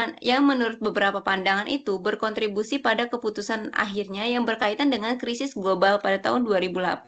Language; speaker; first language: Indonesian; native; Indonesian